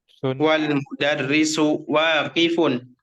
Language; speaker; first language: Arabic; non-native, fluent; Indonesian